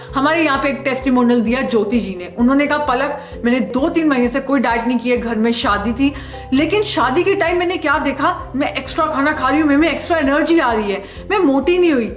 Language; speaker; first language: Hindi; native; Hindi